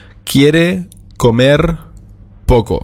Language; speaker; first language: Spanish; non-native, fluent; German